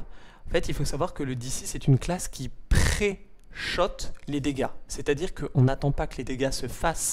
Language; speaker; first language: French; native; French